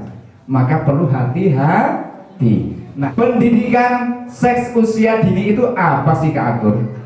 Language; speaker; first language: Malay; non-native, local second language; Javanese